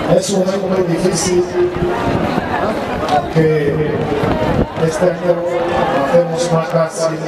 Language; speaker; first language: Spanish; non-native, fluent; Arabic